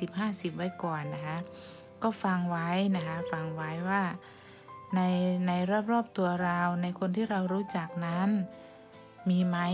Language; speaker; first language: Thai; native; Thai